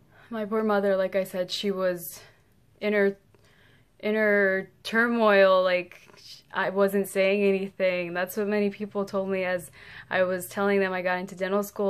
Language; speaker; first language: English; early bilingual, other home language; Spanish